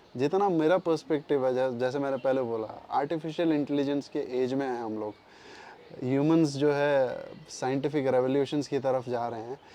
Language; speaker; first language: Hindi; non-native, local second language; Malayalam